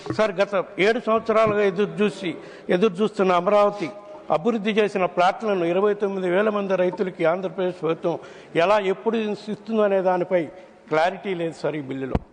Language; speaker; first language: Telugu; native; Telugu